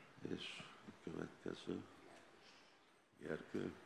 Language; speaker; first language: Hungarian; non-native, learner; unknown